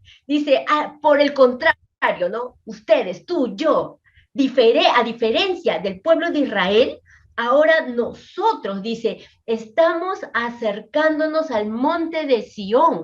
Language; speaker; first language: Spanish; native; Spanish